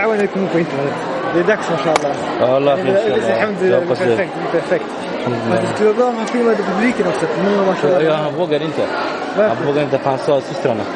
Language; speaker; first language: Swedish; early bilingual, other home language; Arabic